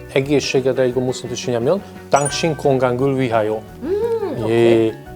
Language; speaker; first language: Korean; non-native, fluent; Hungarian